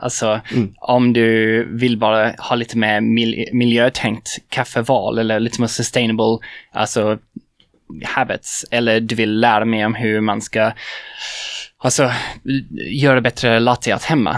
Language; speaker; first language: Swedish; non-native, fluent; English